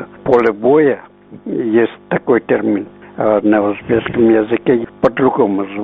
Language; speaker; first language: Russian; non-native, fluent; Uzbek